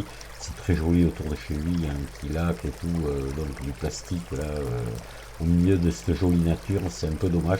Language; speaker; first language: French; native; French